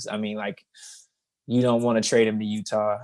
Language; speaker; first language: English; native; English